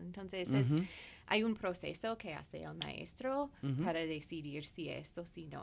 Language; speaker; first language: Spanish; non-native, fluent; English